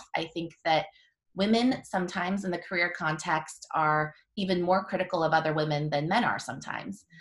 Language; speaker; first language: English; native; English